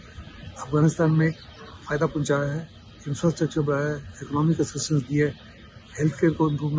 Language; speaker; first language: Hindi; native; Hindi